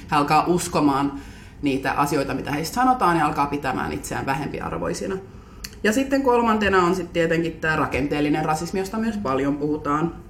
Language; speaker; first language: Finnish; native; Finnish